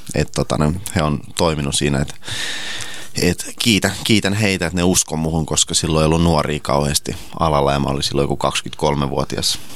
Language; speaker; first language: Finnish; early bilingual, other home language; Russian